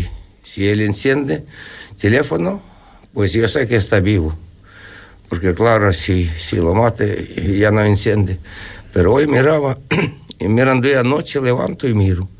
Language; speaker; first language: Spanish; non-native, learner; Ukrainian